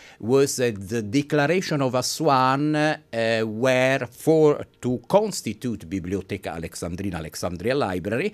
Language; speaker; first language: English; non-native, fluent; Italian